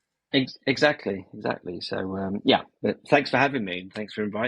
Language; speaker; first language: English; native; English